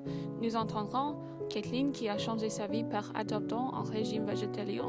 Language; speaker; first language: French; non-native, learner; English